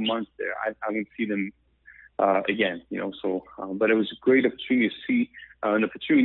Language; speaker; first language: English; non-native, fluent; French